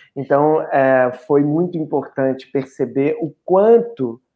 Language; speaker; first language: Portuguese; native; Portuguese